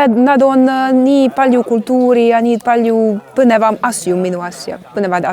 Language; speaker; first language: Estonian; non-native, learner; Croatian